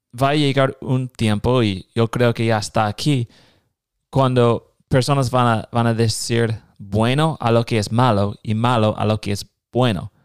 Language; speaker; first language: Spanish; non-native, fluent; English